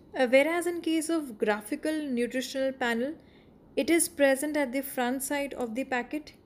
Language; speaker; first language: English; non-native, local second language; Hindi